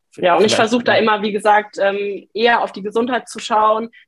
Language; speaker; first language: German; native; German